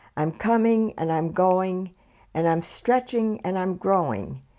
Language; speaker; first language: English; native; English